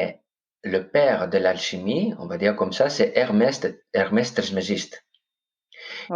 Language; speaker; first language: French; non-native, fluent; Greek